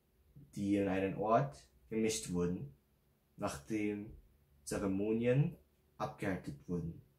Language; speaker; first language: German; non-native, learner; Korean